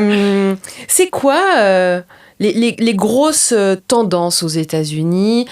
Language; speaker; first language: French; native; French